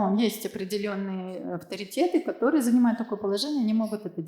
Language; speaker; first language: Russian; native; Russian